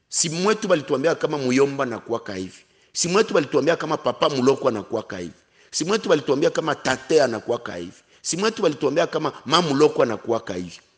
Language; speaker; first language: Swahili; non-native, local second language; Kinyarwanda